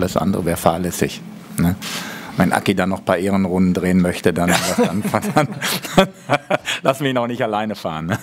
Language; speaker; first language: German; native; German